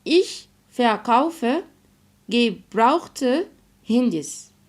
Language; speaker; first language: German; non-native, fluent; Arabic